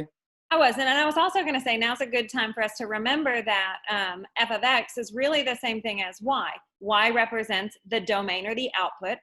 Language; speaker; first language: English; native; English